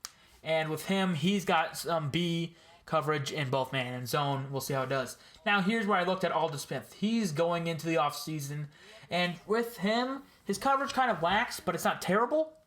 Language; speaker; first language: English; native; English